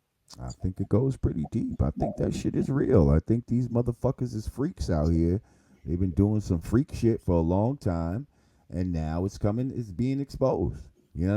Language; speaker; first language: English; native; English